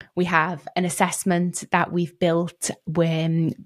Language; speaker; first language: English; native; English